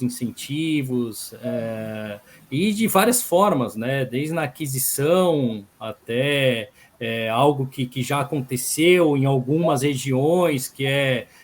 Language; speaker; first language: Portuguese; native; Portuguese